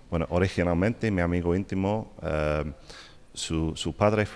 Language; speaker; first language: Spanish; non-native, fluent; English